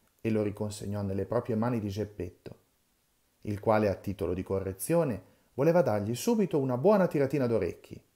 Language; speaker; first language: Italian; native; Italian